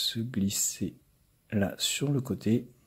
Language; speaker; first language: French; native; French